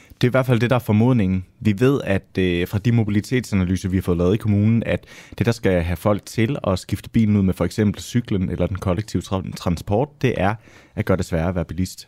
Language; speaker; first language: Danish; native; Danish